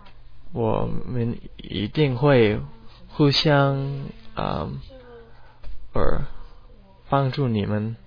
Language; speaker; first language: Chinese; non-native, learner; English